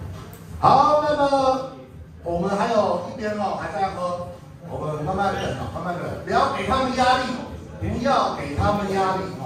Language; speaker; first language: Chinese; native; Chinese